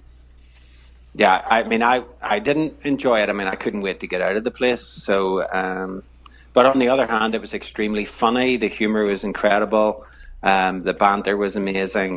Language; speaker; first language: English; native; English